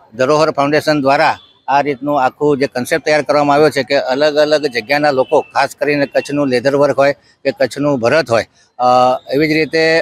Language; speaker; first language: Gujarati; native; Gujarati